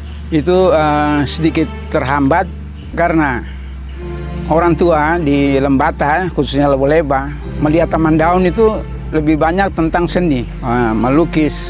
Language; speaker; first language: Indonesian; non-native, local second language; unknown